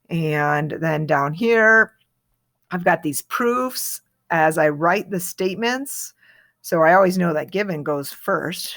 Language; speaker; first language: English; native; English